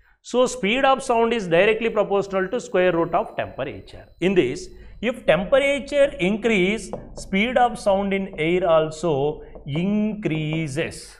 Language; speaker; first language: English; non-native, local second language; Telugu